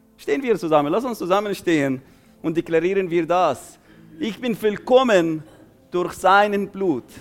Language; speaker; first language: German; non-native, fluent; Arabic